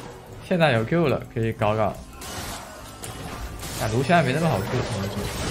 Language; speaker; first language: Chinese; native; Chinese